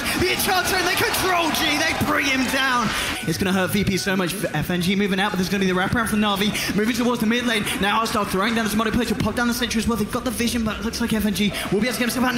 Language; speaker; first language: English; native; English